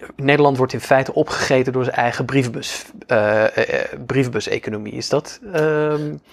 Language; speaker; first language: Dutch; native; Dutch